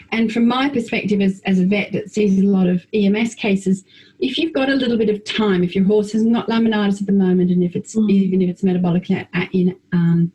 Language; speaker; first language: English; native; English